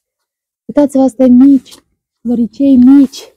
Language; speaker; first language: Romanian; non-native, learner; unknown